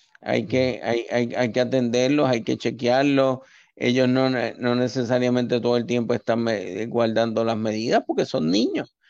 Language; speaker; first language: Spanish; native; Spanish